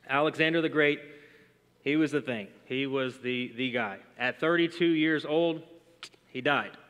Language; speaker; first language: English; native; English